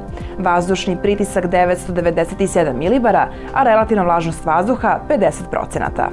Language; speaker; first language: Serbian; native; Serbian